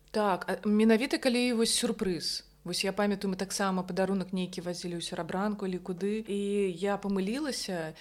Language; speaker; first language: Belarusian; non-native, local second language; Russian